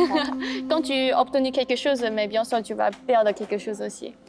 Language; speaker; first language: French; non-native, learner; Chinese